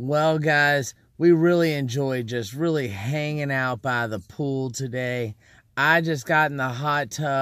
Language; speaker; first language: English; native; English